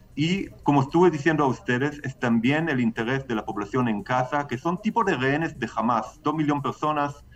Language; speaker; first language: Spanish; non-native, fluent; Hebrew